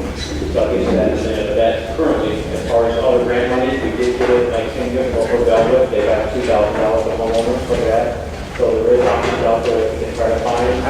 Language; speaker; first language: English; native; English